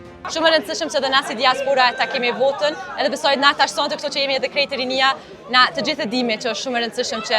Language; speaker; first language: Albanian; early bilingual, heritage; Albanian